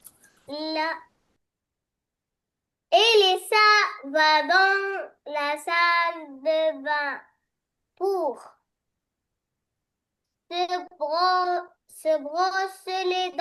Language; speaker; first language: French; non-native, learner; Arabic